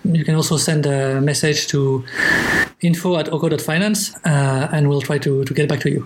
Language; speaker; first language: English; non-native, fluent; French